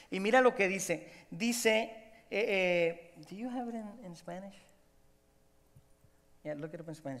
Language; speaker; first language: English; non-native, fluent; Spanish